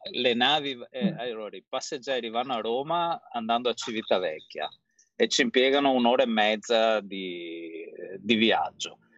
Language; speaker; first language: Italian; native; Italian